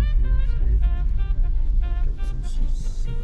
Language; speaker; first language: French; native; French